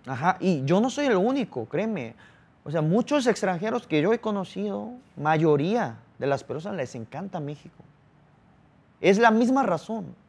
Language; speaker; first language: Spanish; early bilingual, other home language; Korean